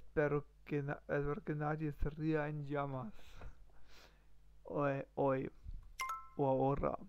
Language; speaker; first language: Spanish; non-native, learner; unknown